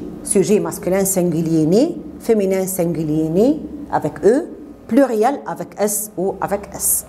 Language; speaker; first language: French; non-native, fluent; Arabic